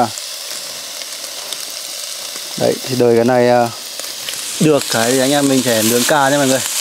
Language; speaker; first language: Vietnamese; native; Vietnamese